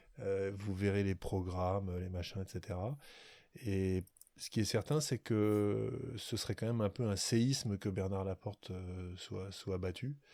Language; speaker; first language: French; native; French